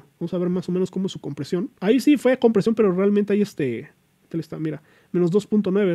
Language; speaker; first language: Spanish; native; Spanish